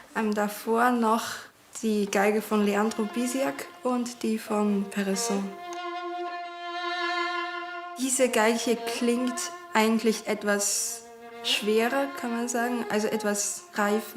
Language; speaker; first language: German; early bilingual, other home language; Chinese